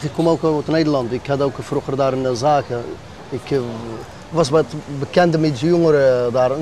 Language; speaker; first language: Dutch; non-native, learner; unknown